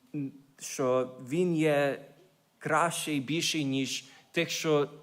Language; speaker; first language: Ukrainian; early bilingual, heritage; Ukrainian